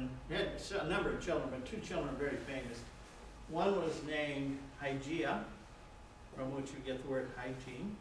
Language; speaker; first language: English; native; English